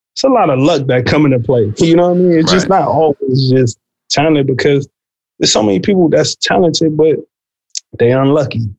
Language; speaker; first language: English; native; English